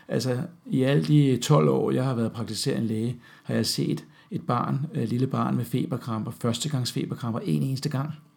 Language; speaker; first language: Danish; native; Danish